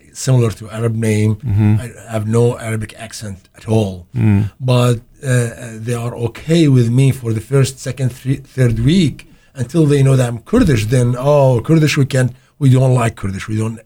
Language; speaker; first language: English; non-native, fluent; Arabic